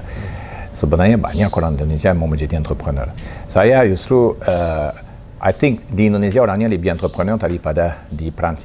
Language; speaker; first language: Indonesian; non-native, fluent; French